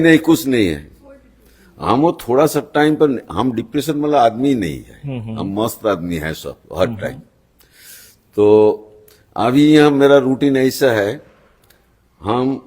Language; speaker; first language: Hindi; non-native, local second language; Bangla